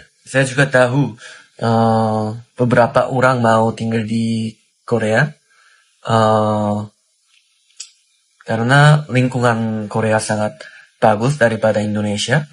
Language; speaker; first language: Indonesian; non-native, learner; Korean